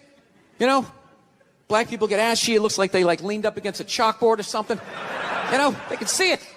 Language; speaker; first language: English; native; English